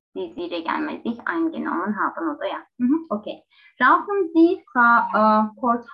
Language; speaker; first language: German; non-native, learner; Turkish